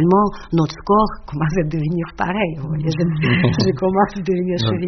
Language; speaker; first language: French; non-native, fluent; Russian